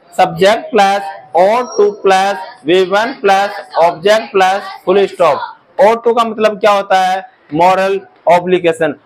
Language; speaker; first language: Hindi; native; Hindi